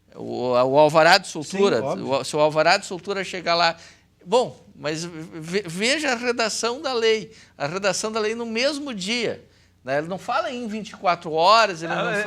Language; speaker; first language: Portuguese; native; Portuguese